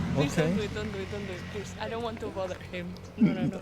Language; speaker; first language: English; non-native, fluent; Romanian